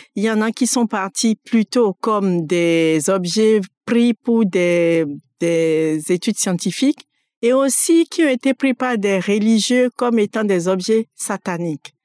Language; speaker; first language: French; non-native, local second language; Fon